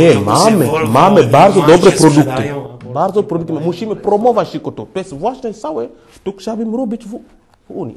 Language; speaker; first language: Polish; non-native, fluent; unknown